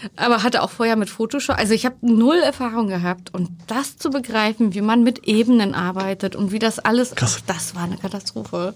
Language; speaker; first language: German; early bilingual, other home language; Turkish